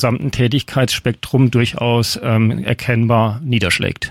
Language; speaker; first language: German; native; German